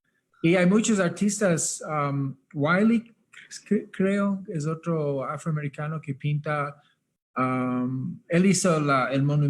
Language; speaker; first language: Spanish; early bilingual, heritage; English